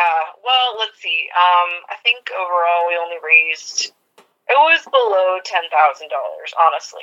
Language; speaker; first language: English; native; English